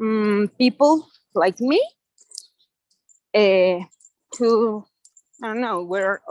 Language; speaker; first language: English; non-native, fluent; Spanish